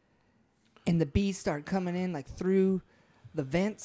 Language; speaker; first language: English; early bilingual, other home language; Spanish